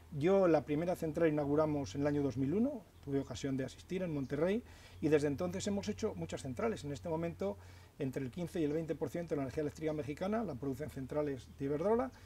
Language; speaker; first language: Spanish; native; Spanish